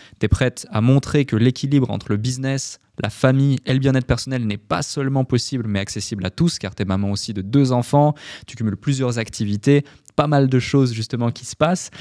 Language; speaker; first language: French; native; French